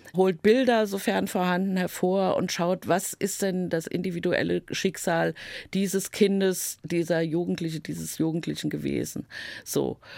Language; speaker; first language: German; native; German